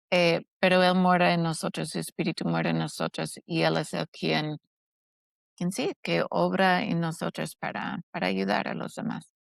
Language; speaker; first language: Spanish; non-native, fluent; English